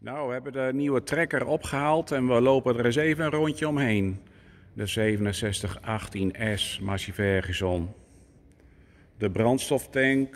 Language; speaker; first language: Dutch; native; Dutch